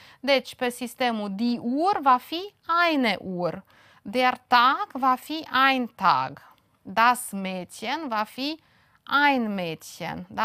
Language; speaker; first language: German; non-native, fluent; Romanian